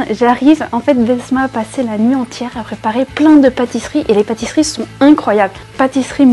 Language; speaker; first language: French; native; French